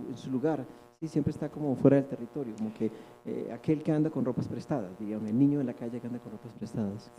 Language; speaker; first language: Spanish; native; Spanish